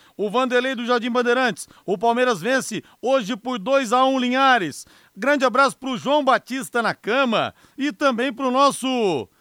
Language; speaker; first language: Portuguese; native; Portuguese